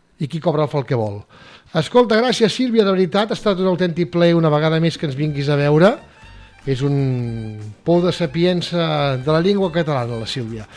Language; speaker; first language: Catalan; native; Catalan